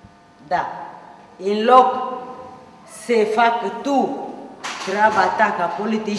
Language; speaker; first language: Romanian; non-native, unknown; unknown